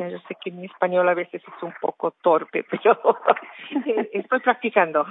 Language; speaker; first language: Spanish; early bilingual, heritage; Spanish